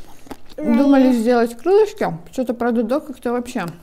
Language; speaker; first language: Russian; native; Russian